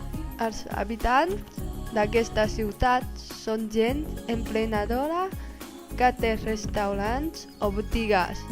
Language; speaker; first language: Catalan; non-native, learner; Chinese